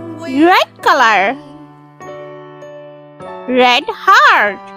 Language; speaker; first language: English; non-native, learner; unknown